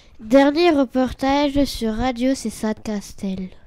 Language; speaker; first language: French; native; French